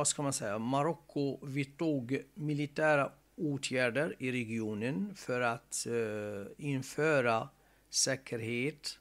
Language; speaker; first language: Swedish; non-native, fluent; Arabic